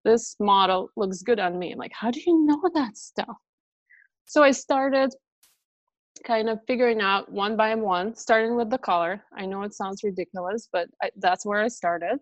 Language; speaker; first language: English; non-native, fluent; Russian